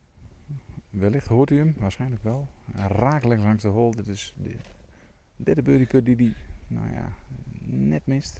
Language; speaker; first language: Dutch; native; Dutch